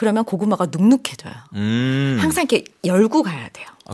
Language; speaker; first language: Korean; native; Korean